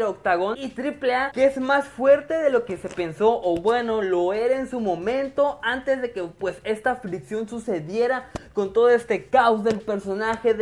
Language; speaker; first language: Spanish; native; Spanish